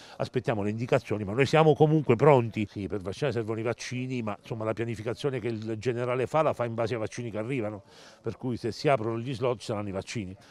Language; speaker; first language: Italian; native; Italian